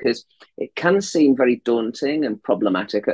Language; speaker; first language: English; native; English